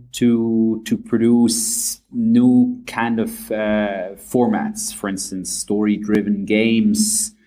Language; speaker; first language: English; non-native, fluent; German